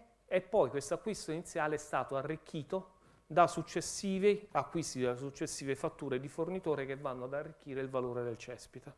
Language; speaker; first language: Italian; native; Italian